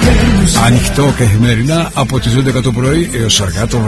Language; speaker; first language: Greek; early bilingual, heritage; Greek